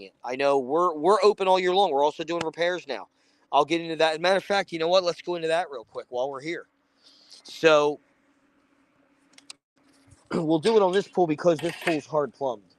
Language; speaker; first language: English; native; English